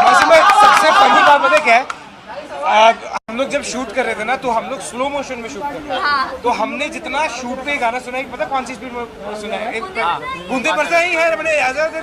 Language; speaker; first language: Hindi; native; Hindi